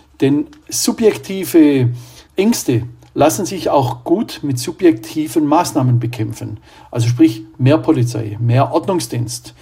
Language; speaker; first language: German; native; German